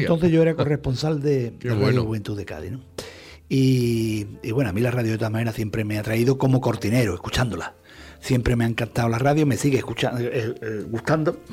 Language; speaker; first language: Spanish; native; Spanish